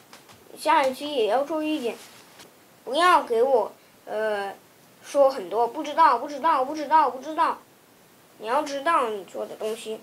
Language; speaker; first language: Chinese; early bilingual, other home language; Russian